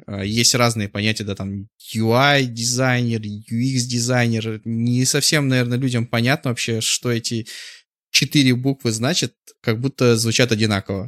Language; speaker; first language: Russian; native; Russian